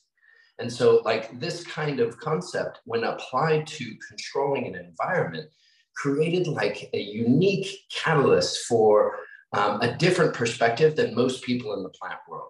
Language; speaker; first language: English; native; English